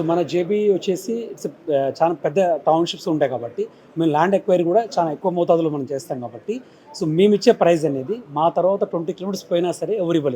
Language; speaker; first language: Telugu; native; Telugu